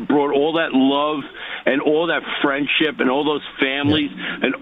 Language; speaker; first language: English; native; English